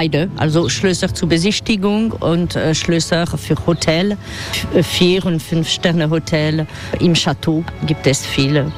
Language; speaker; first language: German; non-native, fluent; French